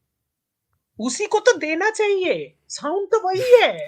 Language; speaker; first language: Hindi; native; Hindi